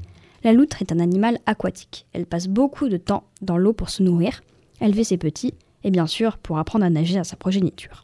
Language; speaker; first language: French; native; French